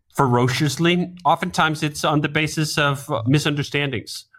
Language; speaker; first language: English; non-native, fluent; Danish